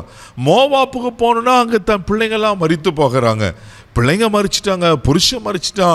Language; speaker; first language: Tamil; native; Tamil